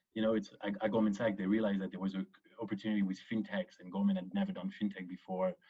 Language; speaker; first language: English; early bilingual, other home language; French